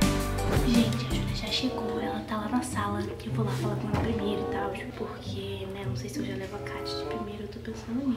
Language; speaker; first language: Portuguese; native; Portuguese